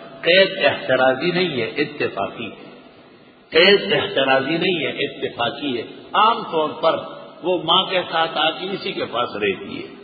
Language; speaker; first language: Urdu; non-native, local second language; Pashto